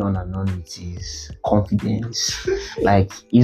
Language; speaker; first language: English; non-native, local second language; Yoruba